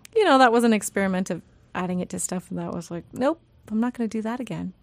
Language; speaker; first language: English; native; English